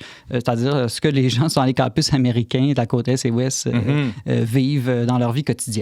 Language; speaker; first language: French; native; French